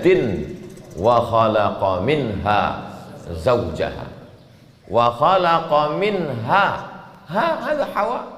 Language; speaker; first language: Arabic; non-native, fluent; Indonesian